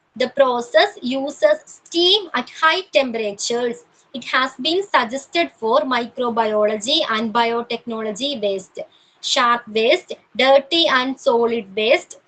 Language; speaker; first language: English; non-native, local second language; Malayalam